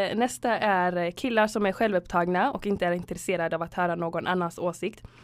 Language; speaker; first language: Swedish; early bilingual, other home language; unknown